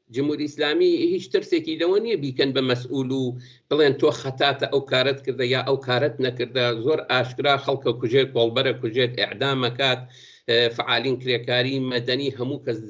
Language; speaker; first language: Central Kurdish; non-native, local second language; Southern Kurdish